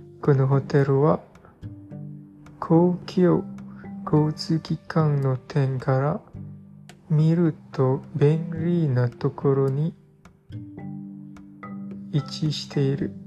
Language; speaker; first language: Japanese; non-native, learner; English